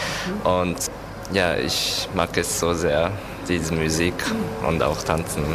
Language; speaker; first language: German; non-native, learner; Japanese